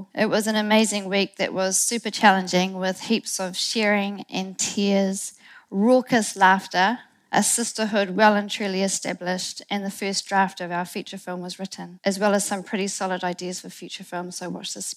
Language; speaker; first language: English; native; English